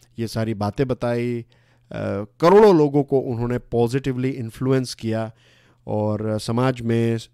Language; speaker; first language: Hindi; non-native, local second language; Gujarati